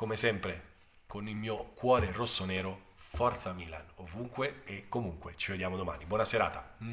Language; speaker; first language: Italian; native; Italian